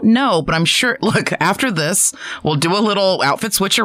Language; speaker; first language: English; early bilingual, other home language; Chinese